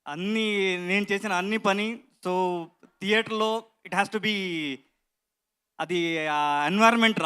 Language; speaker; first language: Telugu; non-native, learner; Kannada